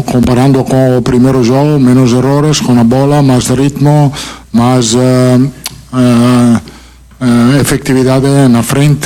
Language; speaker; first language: Portuguese; non-native, fluent; Italian